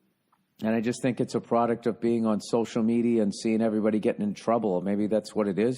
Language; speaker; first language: English; native; English